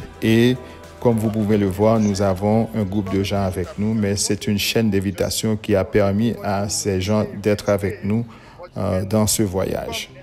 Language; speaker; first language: French; non-native, local second language; Haitian Creole